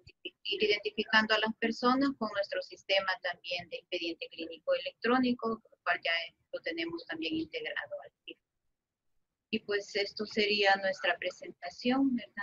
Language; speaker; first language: Spanish; native; Spanish